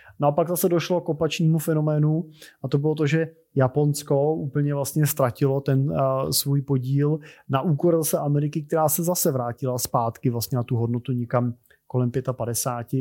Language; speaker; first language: Czech; native; Czech